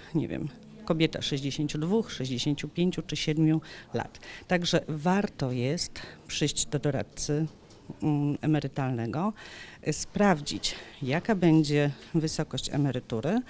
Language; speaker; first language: Polish; native; Polish